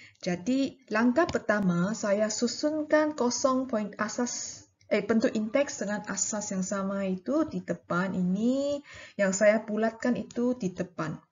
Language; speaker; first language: Malay; non-native, local second language; Chinese